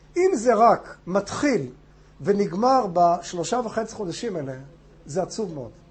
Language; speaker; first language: Hebrew; non-native, fluent; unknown